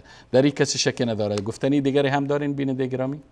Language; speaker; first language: Persian; native; Persian